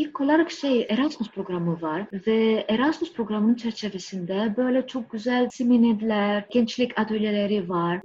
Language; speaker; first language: Turkish; non-native, fluent; Greek